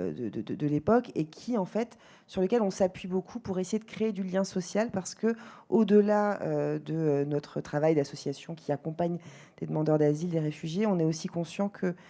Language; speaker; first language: French; native; French